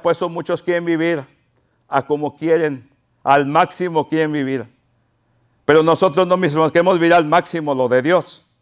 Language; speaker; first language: Spanish; native; Spanish